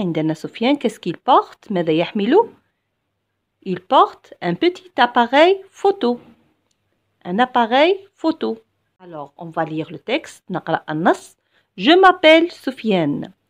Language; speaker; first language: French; non-native, local second language; Arabic